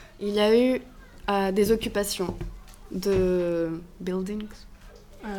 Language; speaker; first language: French; non-native, fluent; Greek